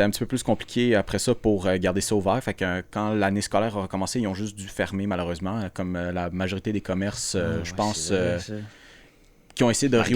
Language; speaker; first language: French; native; French